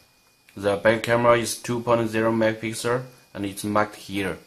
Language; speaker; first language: English; non-native, learner; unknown